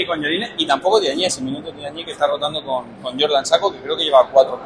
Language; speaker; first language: Spanish; native; Spanish